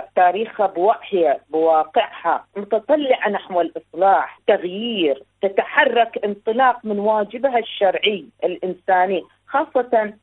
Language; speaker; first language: Arabic; native; Arabic